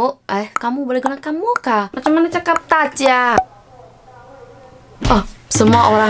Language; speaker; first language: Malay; non-native, local second language; Chinese